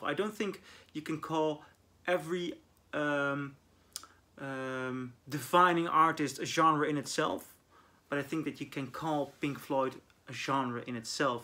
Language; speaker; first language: English; non-native, fluent; Dutch